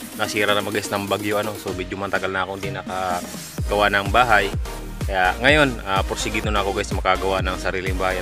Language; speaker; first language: Filipino; non-native, local second language; Bikol